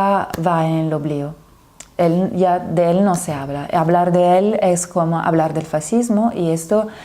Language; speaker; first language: Spanish; non-native, fluent; Italian